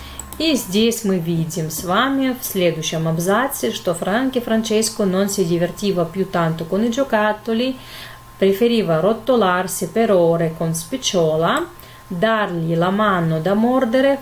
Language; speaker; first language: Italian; non-native, fluent; Russian